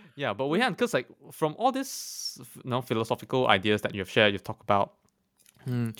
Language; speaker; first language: English; non-native, local second language; Chinese